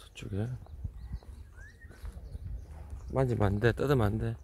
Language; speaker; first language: Korean; native; Korean